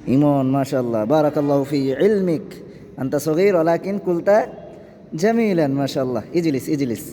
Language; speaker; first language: Arabic; non-native, fluent; Bangla